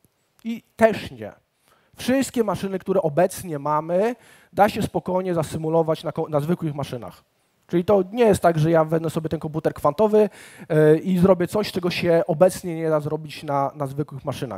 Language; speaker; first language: Polish; native; Polish